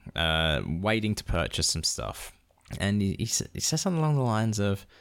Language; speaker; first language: English; native; English